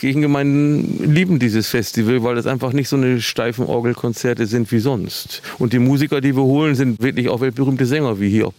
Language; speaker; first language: German; native; German